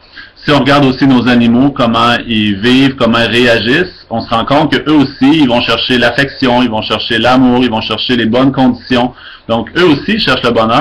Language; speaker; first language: French; native; French